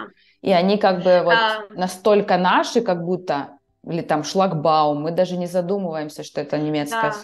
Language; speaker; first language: Russian; native; Russian